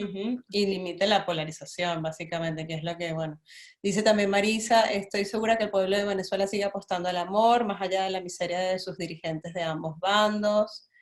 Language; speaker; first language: Spanish; native; Spanish